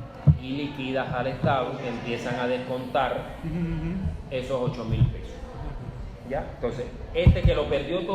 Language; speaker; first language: Spanish; native; Spanish